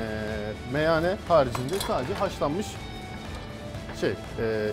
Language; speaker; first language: Turkish; native; Turkish